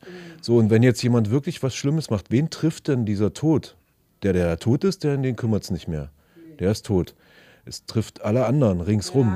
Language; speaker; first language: German; native; German